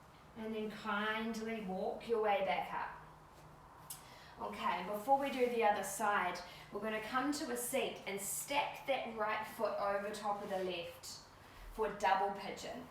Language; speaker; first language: English; native; English